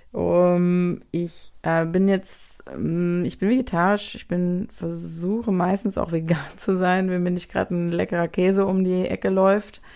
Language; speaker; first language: German; native; German